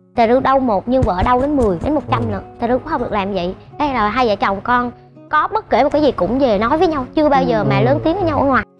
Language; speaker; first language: Vietnamese; native; Vietnamese